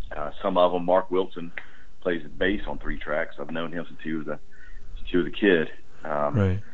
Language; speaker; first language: English; native; English